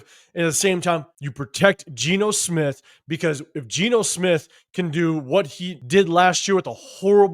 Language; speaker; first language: English; native; English